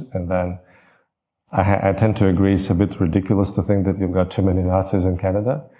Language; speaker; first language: English; non-native, fluent; Latvian